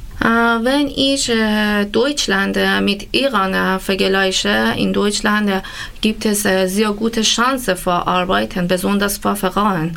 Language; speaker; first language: German; non-native, learner; Persian